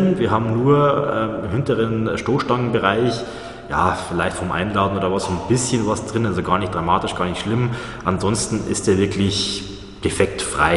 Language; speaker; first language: German; native; German